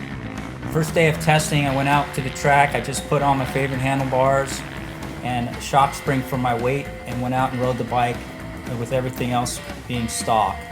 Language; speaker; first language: English; native; English